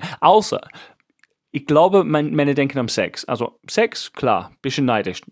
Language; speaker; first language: German; non-native, fluent; English